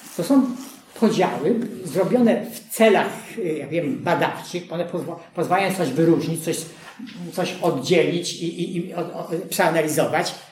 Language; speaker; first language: Polish; native; Polish